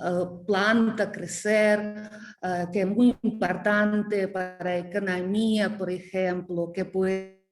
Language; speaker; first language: Spanish; non-native, learner; Russian